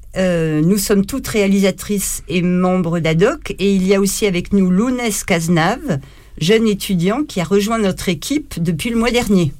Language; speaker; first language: French; native; French